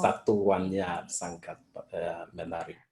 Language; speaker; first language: Indonesian; non-native, fluent; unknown